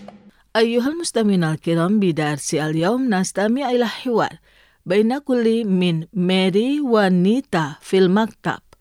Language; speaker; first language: Arabic; non-native, fluent; Indonesian